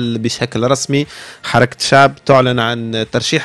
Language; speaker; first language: Arabic; native; Arabic